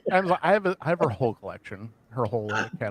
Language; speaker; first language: English; native; English